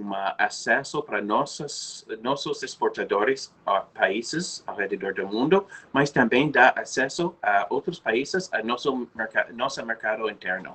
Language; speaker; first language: Portuguese; non-native, fluent; English